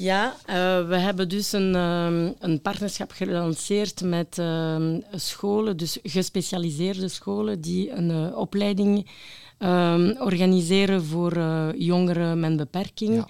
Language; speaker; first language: Dutch; non-native, local second language; French